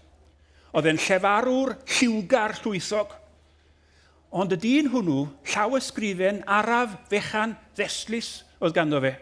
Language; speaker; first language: Welsh; native; Welsh